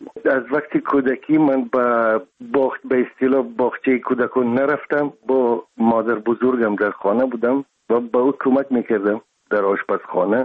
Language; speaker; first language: Persian; non-native, local second language; Russian